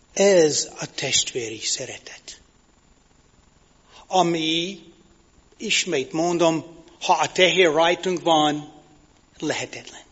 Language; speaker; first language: Hungarian; non-native, fluent; English